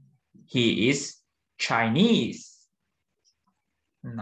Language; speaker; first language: English; non-native, fluent; Turkish